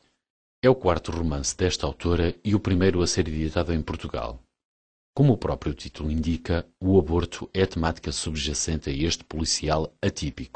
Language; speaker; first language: Portuguese; native; Portuguese